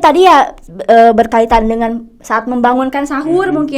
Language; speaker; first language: Indonesian; native; Indonesian